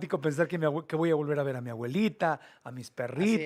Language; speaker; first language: Spanish; native; Spanish